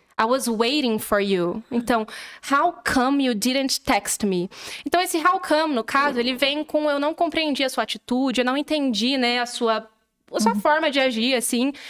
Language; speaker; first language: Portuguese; native; Portuguese